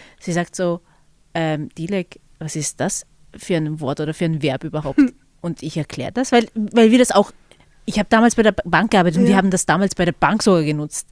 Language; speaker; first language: German; early bilingual, other home language; Turkish